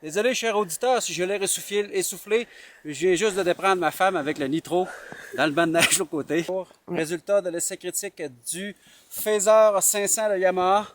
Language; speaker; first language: French; native; French